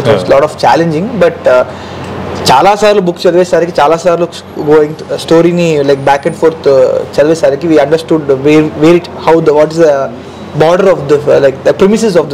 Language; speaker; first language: Telugu; native; Telugu